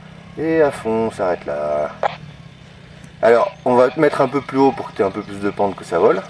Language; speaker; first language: French; native; French